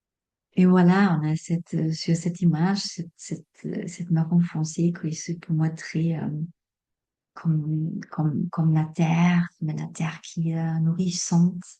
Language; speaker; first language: French; non-native, fluent; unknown